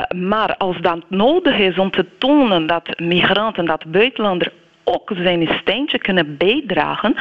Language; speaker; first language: Dutch; non-native, fluent; Portuguese